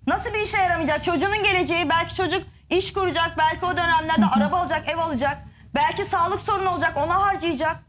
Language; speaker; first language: Turkish; native; Turkish